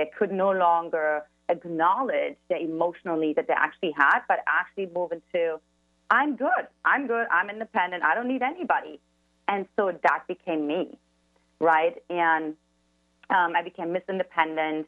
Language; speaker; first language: English; non-native, fluent; German